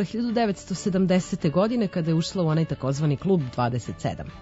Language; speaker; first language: Croatian; native; Croatian